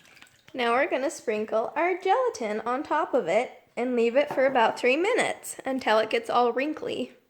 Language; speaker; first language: English; native; English